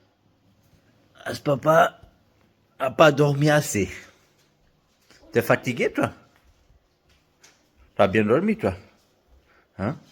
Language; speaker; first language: French; native; French